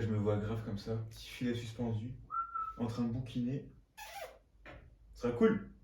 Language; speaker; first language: French; native; French